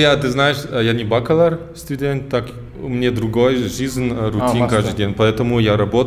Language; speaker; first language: Russian; early bilingual, heritage; German